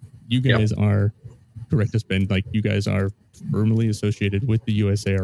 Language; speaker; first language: English; native; English